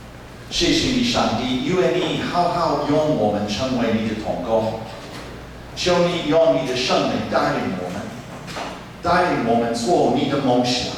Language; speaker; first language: Chinese; non-native, fluent; English